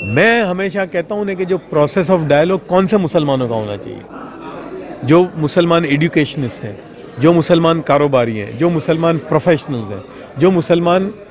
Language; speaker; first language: Hindi; non-native, local second language; Gujarati